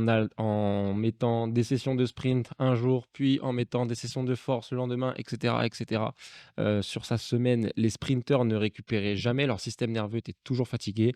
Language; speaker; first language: French; native; French